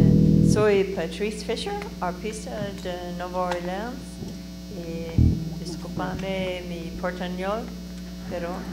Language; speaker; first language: Portuguese; non-native, learner; English